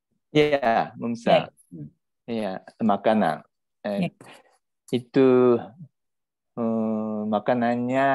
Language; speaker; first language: Indonesian; non-native, learner; Japanese